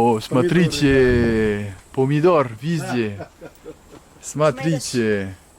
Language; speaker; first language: Russian; non-native, learner; French